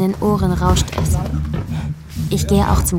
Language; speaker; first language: German; native; German